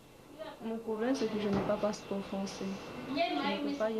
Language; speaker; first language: French; early bilingual, other home language; Chinese